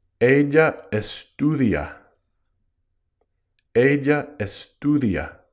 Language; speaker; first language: Spanish; non-native, fluent; English